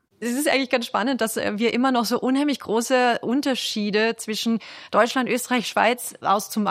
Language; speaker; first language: German; native; German